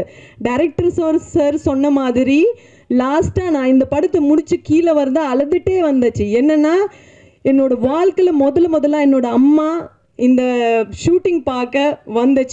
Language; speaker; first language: Tamil; non-native, fluent; Punjabi